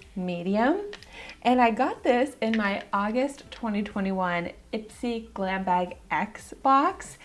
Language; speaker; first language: English; native; English